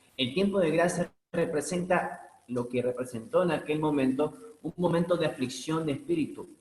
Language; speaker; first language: Spanish; native; Spanish